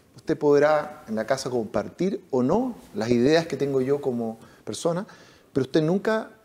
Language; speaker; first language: Spanish; native; Spanish